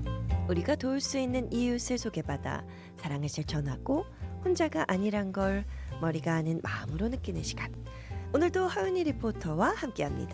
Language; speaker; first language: Korean; native; Korean